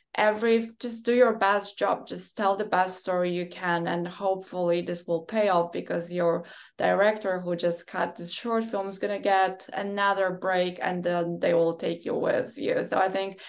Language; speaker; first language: English; non-native, fluent; Polish